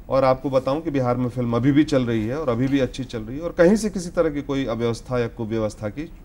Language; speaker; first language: Hindi; native; Hindi